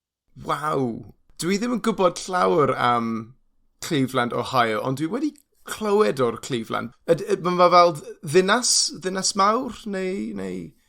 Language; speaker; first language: Welsh; non-native, fluent; English